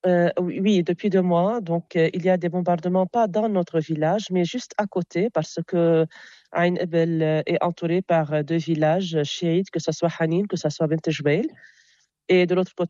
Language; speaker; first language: French; non-native, local second language; Arabic